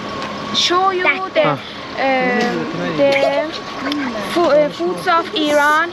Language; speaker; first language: English; non-native, learner; Azerbaijani